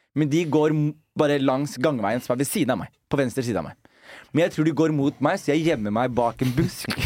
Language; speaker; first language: Norwegian; early bilingual, other home language; Somali